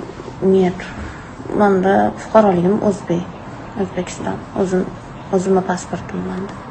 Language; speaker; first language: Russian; non-native, learner; Uzbek